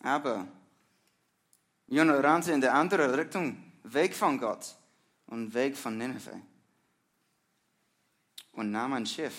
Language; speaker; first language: German; non-native, learner; English